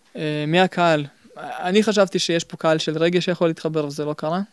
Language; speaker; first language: Hebrew; early bilingual, other home language; Russian